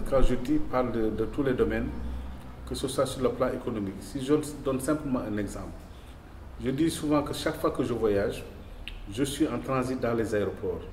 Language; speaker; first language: French; non-native, local second language; Wolof